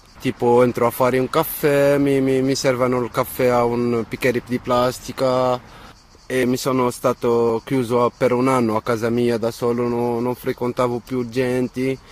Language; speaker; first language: Italian; non-native, fluent; Arabic